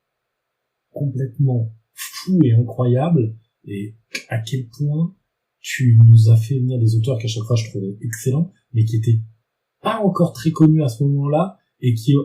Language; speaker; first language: French; native; French